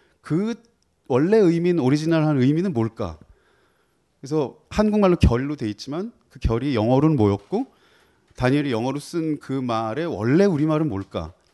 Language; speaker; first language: Korean; native; Korean